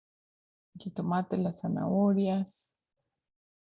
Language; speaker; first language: Spanish; native; Spanish